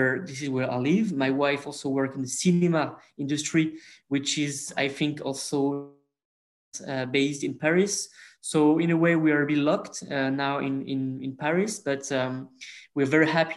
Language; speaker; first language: English; non-native, fluent; French